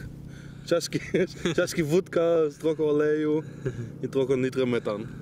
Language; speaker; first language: Polish; non-native, learner; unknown